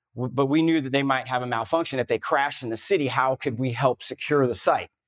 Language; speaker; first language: English; native; English